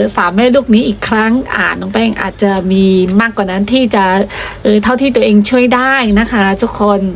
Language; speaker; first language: Thai; non-native, fluent; Burmese